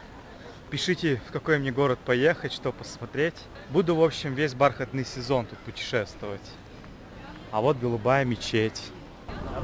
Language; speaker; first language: Russian; native; Russian